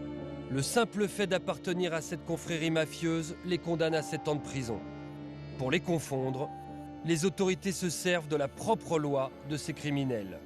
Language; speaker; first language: French; native; French